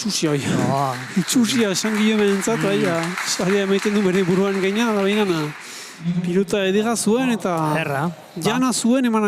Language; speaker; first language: Basque; native; Basque